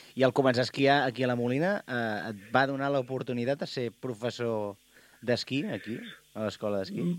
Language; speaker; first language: Catalan; native; Catalan